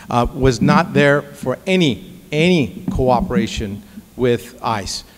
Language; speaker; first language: English; early bilingual, other home language; Arabic